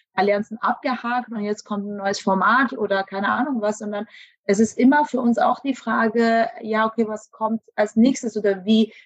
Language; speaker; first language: German; native; German